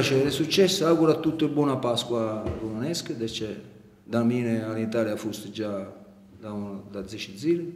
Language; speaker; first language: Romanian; non-native, learner; Italian